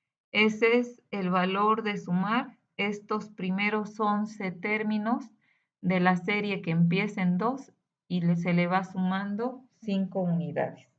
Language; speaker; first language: Spanish; native; Spanish